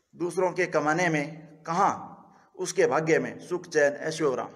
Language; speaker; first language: Hindi; native; Hindi